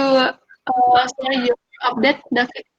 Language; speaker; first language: English; non-native, learner; Indonesian